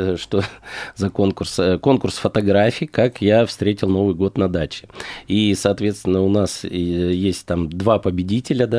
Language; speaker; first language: Russian; native; Russian